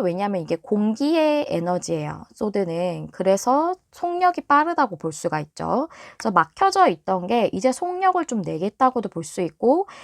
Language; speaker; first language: Korean; native; Korean